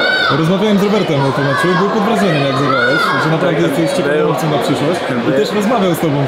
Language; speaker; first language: Polish; native; Polish